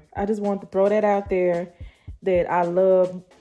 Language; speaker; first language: English; native; English